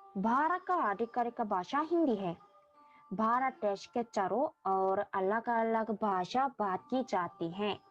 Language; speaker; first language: Hindi; non-native, learner; Korean